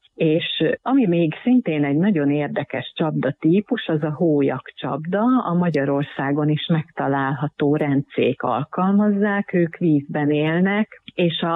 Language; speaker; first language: Hungarian; native; Hungarian